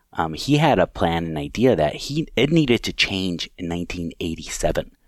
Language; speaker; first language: English; native; English